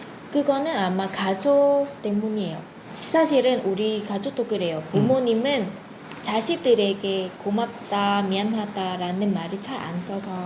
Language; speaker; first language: Korean; non-native, fluent; Vietnamese